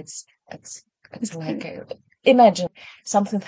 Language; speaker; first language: English; non-native, learner; Ukrainian